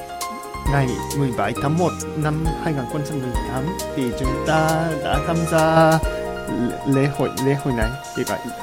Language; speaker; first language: Vietnamese; non-native, learner; Japanese